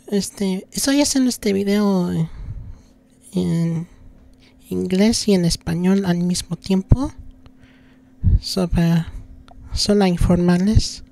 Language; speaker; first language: Spanish; early bilingual, heritage; Spanish